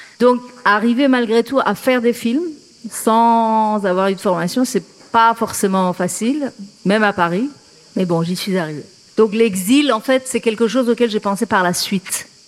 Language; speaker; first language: French; non-native, fluent; Persian